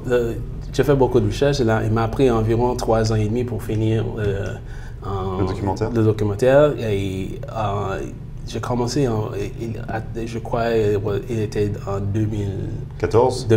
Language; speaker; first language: French; early bilingual, heritage; French